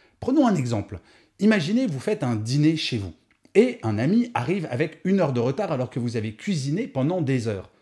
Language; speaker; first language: French; native; French